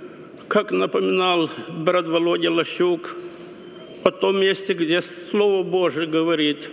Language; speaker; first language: Russian; non-native, local second language; Romanian